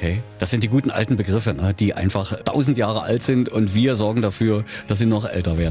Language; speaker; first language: German; native; German